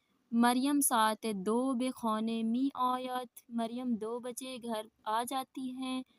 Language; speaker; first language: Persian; non-native, fluent; Urdu